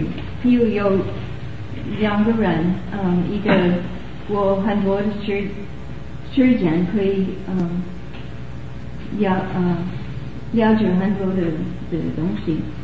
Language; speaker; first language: Chinese; non-native, learner; English